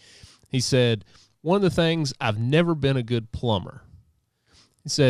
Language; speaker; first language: English; native; English